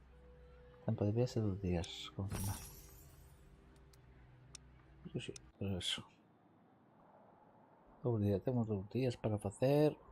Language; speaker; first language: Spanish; non-native, local second language; Galician